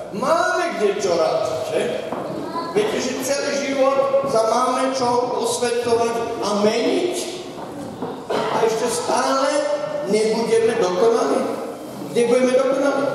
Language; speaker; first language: Slovak; native; Slovak